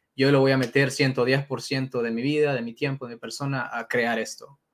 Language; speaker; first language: Spanish; native; Spanish